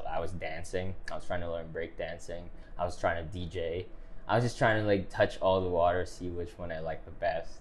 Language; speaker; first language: English; non-native, local second language; Filipino